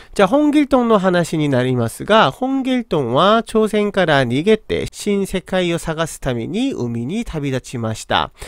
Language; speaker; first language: Japanese; non-native, fluent; Korean